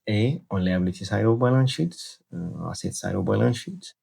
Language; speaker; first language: English; non-native, local second language; Amharic